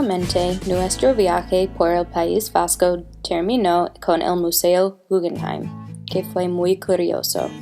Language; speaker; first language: Spanish; non-native, learner; English